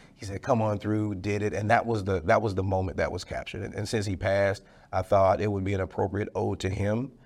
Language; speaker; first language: English; native; English